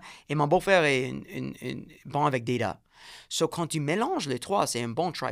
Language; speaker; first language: French; non-native, learner; English